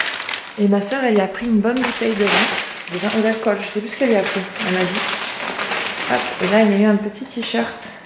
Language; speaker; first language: French; native; French